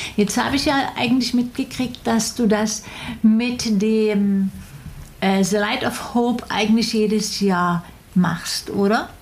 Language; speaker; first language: German; native; German